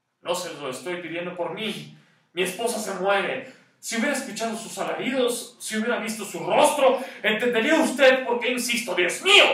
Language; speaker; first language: Spanish; native; Spanish